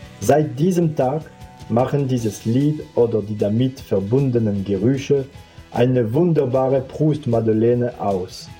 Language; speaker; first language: German; non-native, fluent; French